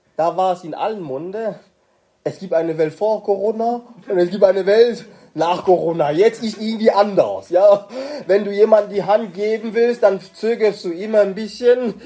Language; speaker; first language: German; non-native, fluent; French